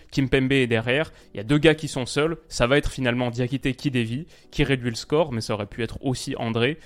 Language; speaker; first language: French; native; French